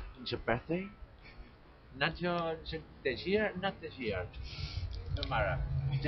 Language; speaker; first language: English; non-native, learner; Spanish